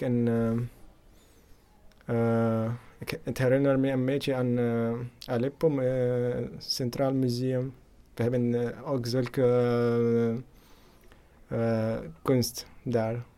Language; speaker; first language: Dutch; non-native, learner; Arabic